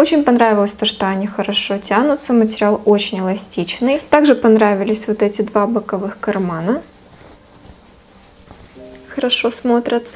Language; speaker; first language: Russian; native; Russian